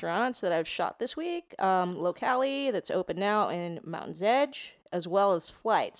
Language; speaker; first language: English; non-native, local second language; Filipino